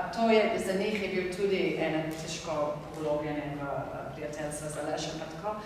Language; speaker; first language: Slovenian; non-native, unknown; English